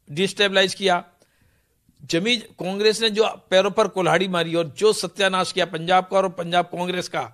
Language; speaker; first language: Hindi; non-native, local second language; Punjabi